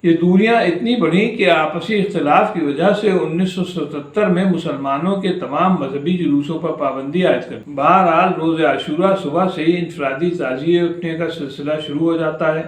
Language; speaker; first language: Urdu; native; Urdu